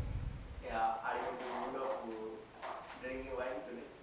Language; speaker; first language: English; non-native, learner; Hindi